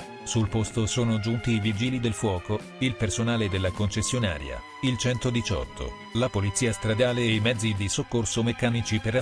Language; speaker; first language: Italian; native; Italian